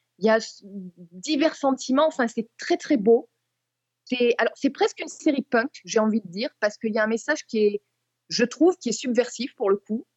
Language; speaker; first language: French; native; French